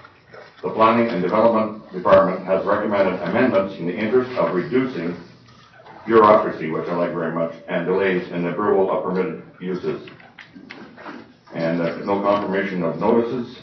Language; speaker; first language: English; native; English